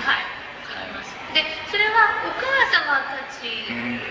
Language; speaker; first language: Japanese; native; Japanese